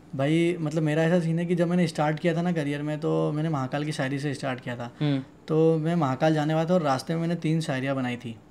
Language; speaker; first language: Hindi; native; Hindi